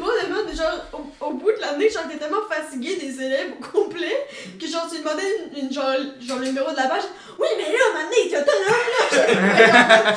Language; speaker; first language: French; native; French